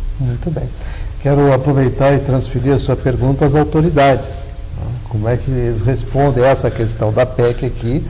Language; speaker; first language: Portuguese; native; Portuguese